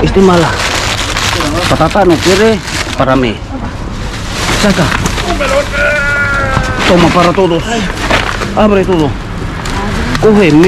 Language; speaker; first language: Spanish; non-native, learner; Filipino